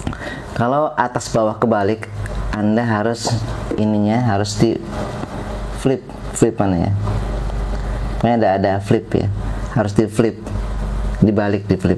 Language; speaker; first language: Indonesian; native; Indonesian